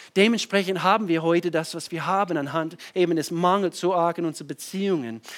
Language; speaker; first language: German; non-native, fluent; English